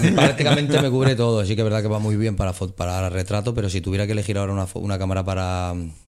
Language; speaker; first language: Spanish; native; Spanish